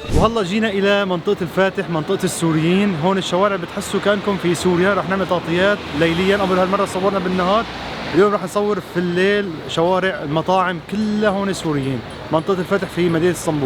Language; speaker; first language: Arabic; native; Arabic